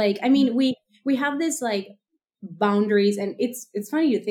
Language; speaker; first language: English; native; English